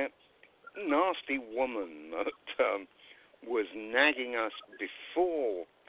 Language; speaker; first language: English; native; English